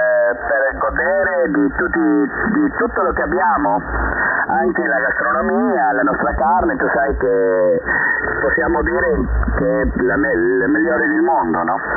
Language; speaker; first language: Italian; non-native, fluent; Spanish